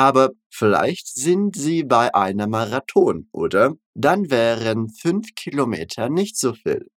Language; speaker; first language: German; non-native, fluent; Portuguese